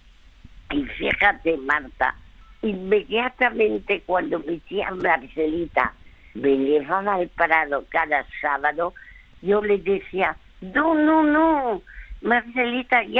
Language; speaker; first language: Spanish; early bilingual, other home language; French